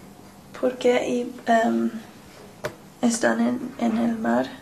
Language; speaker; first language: Spanish; non-native, learner; English